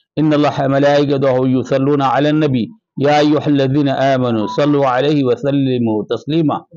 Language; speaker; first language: Urdu; native; Urdu